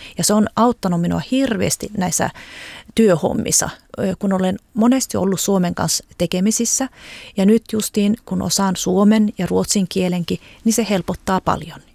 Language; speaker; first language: Finnish; early bilingual, heritage; Finnish